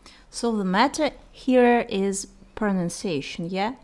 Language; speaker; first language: English; non-native, fluent; Russian